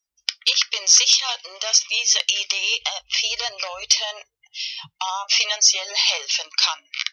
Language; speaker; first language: German; non-native, fluent; Spanish